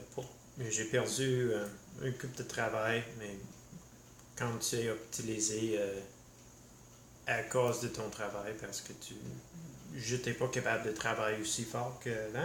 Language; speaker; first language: French; non-native, learner; English